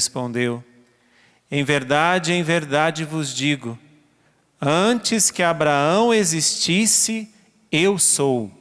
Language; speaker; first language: Portuguese; native; Portuguese